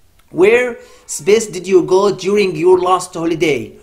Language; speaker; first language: English; non-native, fluent; Arabic